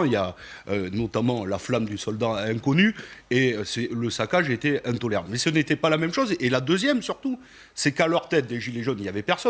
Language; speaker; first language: French; native; French